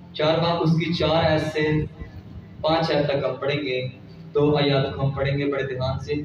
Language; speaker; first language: Urdu; non-native, local second language; Punjabi